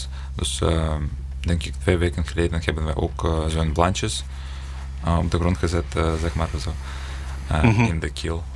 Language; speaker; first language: Dutch; non-native, learner; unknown